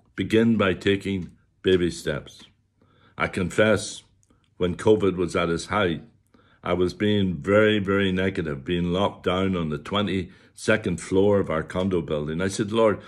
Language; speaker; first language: English; native; English